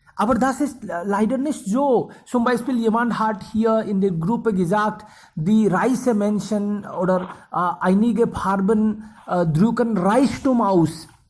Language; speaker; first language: German; non-native, fluent; Hindi